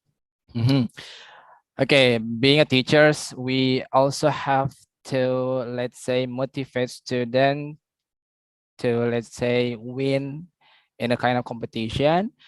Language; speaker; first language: English; non-native, learner; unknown